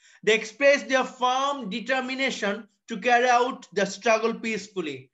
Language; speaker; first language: English; non-native, local second language; Bangla